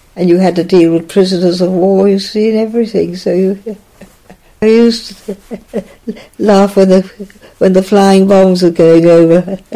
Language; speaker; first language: English; native; English